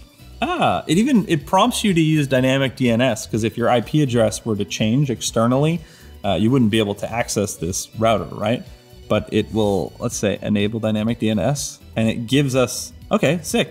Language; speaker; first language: English; native; English